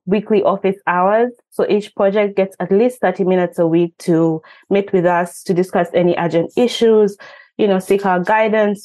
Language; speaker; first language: English; non-native, local second language; Ganda